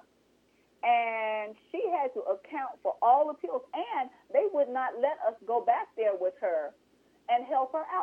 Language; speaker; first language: English; native; English